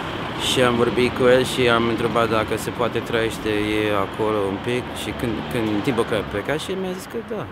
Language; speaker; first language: Romanian; non-native, learner; English